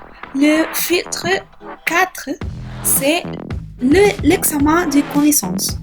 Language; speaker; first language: French; non-native, learner; Spanish